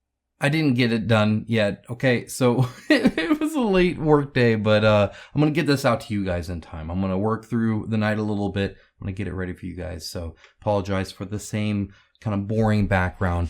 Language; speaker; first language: English; native; English